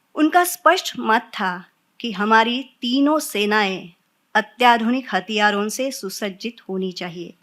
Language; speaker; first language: Hindi; non-native, local second language; Marathi